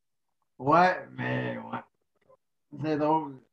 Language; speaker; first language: French; native; French